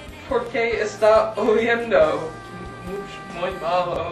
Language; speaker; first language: Spanish; non-native, learner; English